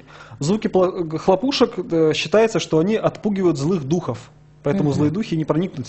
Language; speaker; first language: Russian; native; Russian